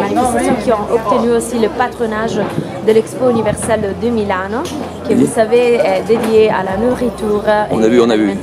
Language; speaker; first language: French; non-native, fluent; Italian